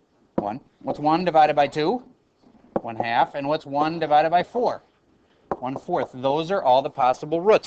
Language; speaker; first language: English; native; English